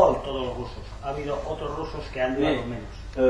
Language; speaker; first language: Spanish; native; Spanish